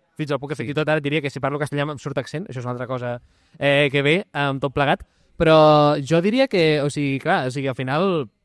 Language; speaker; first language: Catalan; non-native, local second language; Spanish